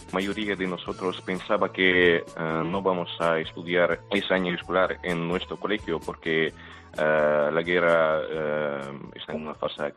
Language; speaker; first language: Spanish; non-native, learner; Ukrainian